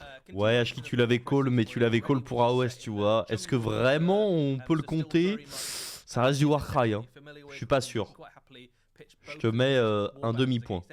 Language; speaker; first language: French; native; French